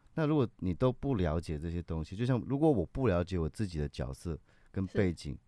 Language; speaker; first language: Chinese; native; Chinese